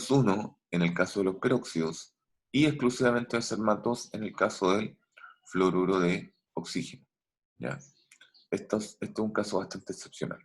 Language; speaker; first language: Spanish; native; Spanish